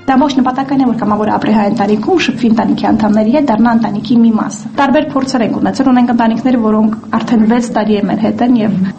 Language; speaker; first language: Armenian; native; Armenian